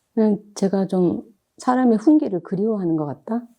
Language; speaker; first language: Korean; native; Korean